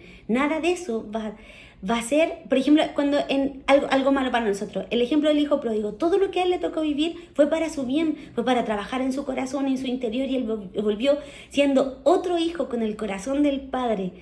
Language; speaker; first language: Spanish; native; Spanish